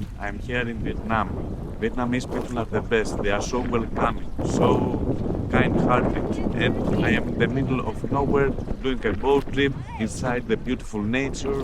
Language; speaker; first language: English; non-native, fluent; Greek